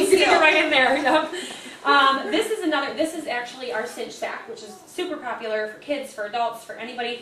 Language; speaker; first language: English; native; English